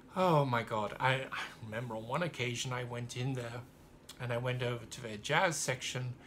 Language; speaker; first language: English; native; English